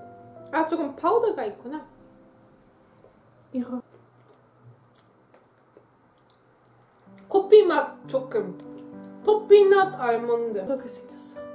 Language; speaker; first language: Korean; non-native, fluent; Dutch